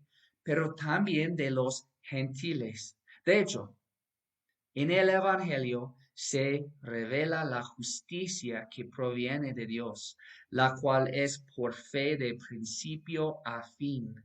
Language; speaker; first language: Spanish; non-native, fluent; English